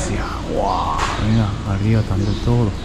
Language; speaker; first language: Spanish; non-native, learner; Japanese